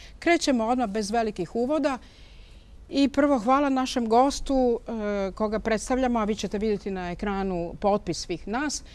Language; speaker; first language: Bosnian; native; Bosnian